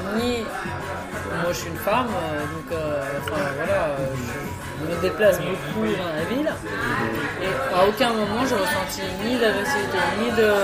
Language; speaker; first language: French; native; French